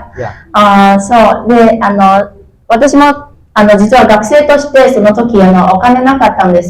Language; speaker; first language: Japanese; non-native, fluent; Chinese